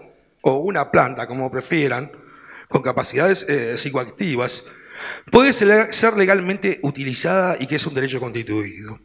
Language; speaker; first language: Spanish; native; Spanish